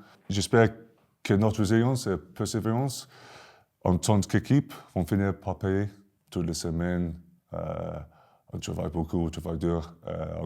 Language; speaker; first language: French; non-native, learner; English